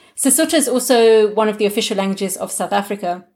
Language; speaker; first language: English; non-native, local second language; Gujarati